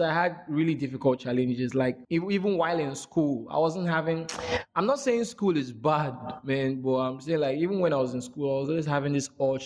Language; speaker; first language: English; non-native, local second language; Igbo